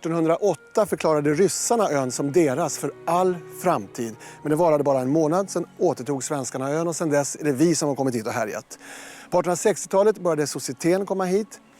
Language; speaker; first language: Swedish; native; Swedish